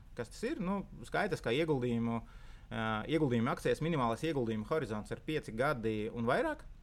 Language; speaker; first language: Latvian; non-native, local second language; Russian